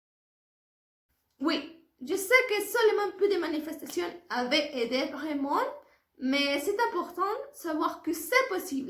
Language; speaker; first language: French; non-native, learner; Spanish